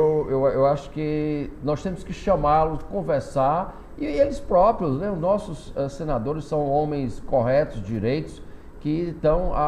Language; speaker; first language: Portuguese; native; Portuguese